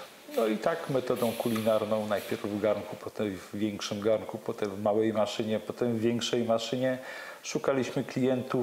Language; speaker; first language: Polish; native; Polish